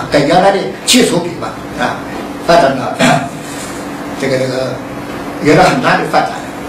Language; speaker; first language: Chinese; native; Chinese